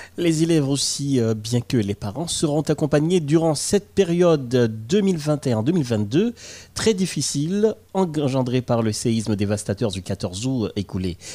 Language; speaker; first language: French; non-native, local second language; Haitian Creole